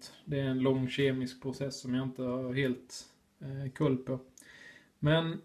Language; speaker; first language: Swedish; native; Swedish